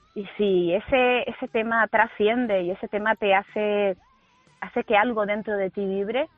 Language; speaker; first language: Spanish; native; Spanish